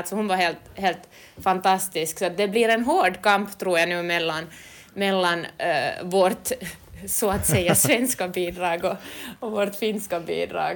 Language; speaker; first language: Swedish; native; Swedish